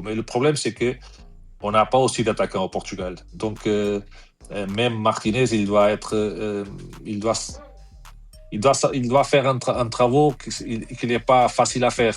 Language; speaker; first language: French; non-native, fluent; Portuguese